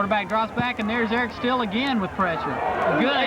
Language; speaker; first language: English; native; English